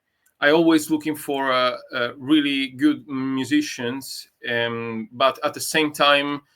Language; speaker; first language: English; non-native, learner; Italian